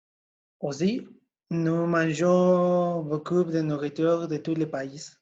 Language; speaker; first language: French; non-native, learner; Spanish